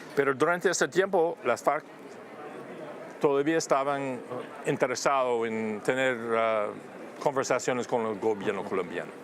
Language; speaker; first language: Spanish; non-native, fluent; English